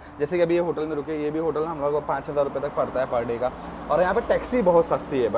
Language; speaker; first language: Hindi; native; Hindi